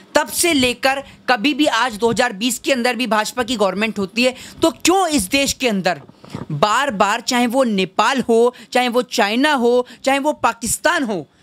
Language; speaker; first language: Hindi; native; Hindi